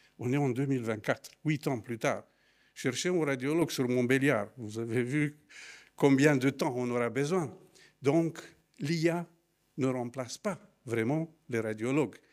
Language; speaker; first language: French; non-native, fluent; Romanian